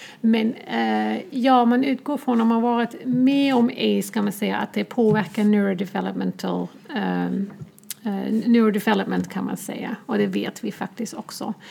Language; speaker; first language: Swedish; non-native, fluent; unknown